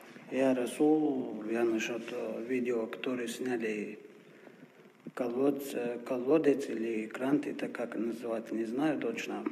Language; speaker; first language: Russian; non-native, fluent; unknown